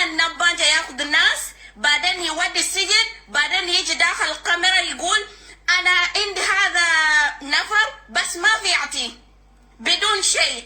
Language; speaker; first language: Arabic; non-native, learner; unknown